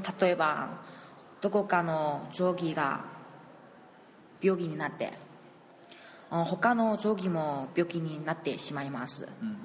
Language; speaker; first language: Japanese; non-native, learner; Chinese